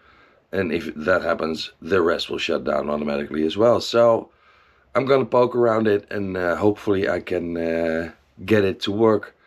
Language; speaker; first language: English; non-native, fluent; Dutch